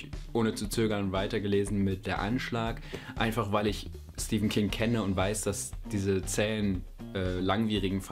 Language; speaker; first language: German; native; German